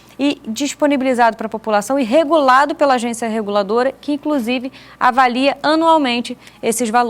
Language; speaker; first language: Portuguese; native; Portuguese